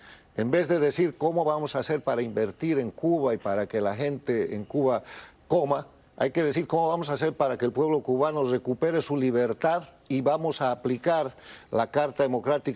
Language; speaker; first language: Spanish; native; Spanish